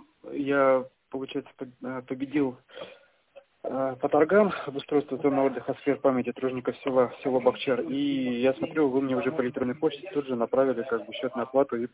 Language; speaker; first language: Russian; native; Russian